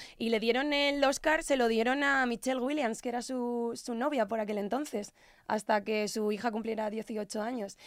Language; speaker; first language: Spanish; native; Spanish